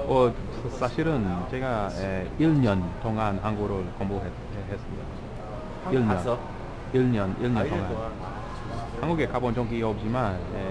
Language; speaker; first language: Korean; non-native, learner; English